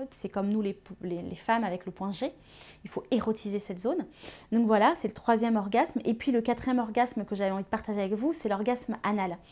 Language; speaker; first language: French; native; French